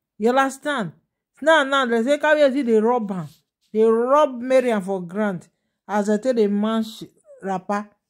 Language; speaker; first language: Nigerian Pidgin; non-native, local second language; Yoruba